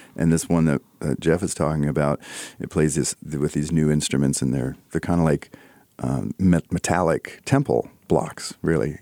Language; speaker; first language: English; native; English